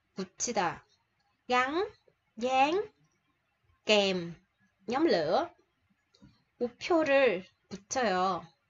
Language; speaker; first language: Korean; non-native, fluent; Vietnamese